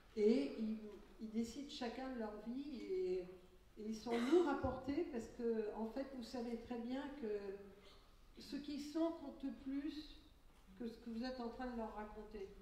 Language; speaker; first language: French; early bilingual, other home language; Catalan